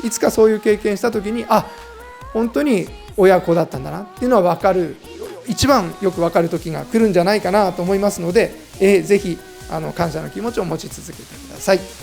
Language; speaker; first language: Japanese; native; Japanese